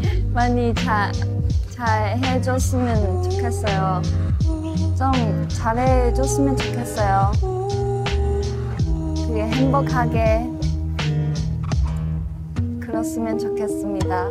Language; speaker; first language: Korean; non-native, fluent; Chinese